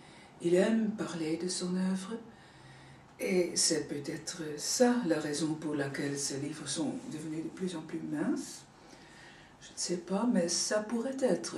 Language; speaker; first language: French; non-native, fluent; Dutch